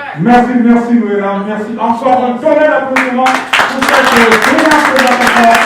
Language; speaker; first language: French; non-native, local second language; Lingala